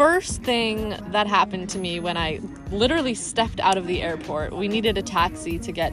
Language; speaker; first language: English; native; English